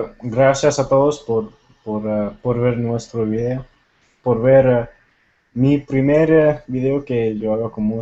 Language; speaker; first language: Spanish; non-native, fluent; Tamil